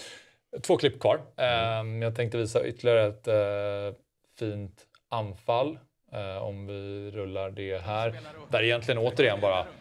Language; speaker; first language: Swedish; native; Swedish